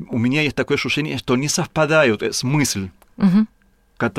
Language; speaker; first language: Russian; non-native, learner; Spanish